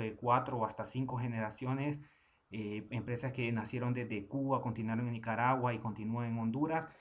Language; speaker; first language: Spanish; native; Spanish